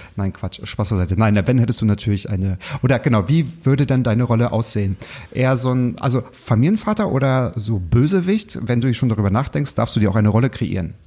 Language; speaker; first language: German; native; German